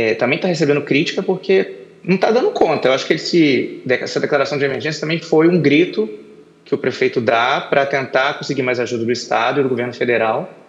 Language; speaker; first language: Portuguese; native; Portuguese